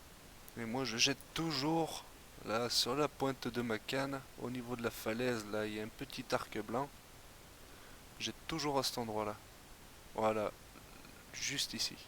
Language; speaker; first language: French; native; French